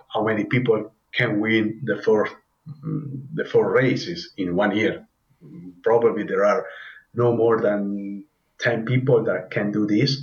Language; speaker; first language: English; non-native, learner; Italian